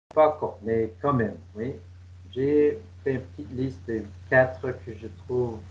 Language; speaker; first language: French; non-native, fluent; English